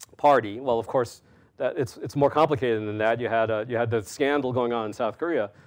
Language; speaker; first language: English; native; English